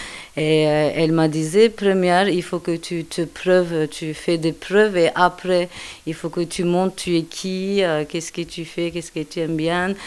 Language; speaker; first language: French; non-native, learner; Turkish